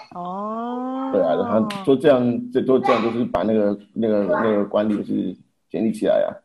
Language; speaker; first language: Chinese; non-native, fluent; Haitian Creole